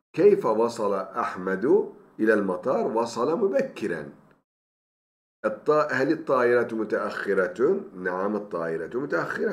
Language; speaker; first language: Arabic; non-native, fluent; Turkish